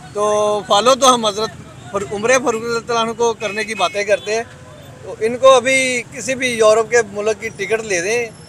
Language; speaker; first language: Urdu; non-native, local second language; Punjabi